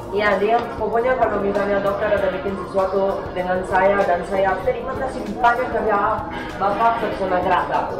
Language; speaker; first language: Indonesian; non-native, fluent; Italian